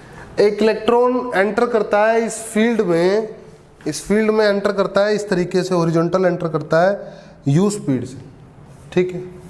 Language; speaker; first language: Hindi; native; Hindi